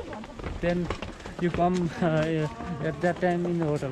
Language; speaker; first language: English; non-native, learner; Nepali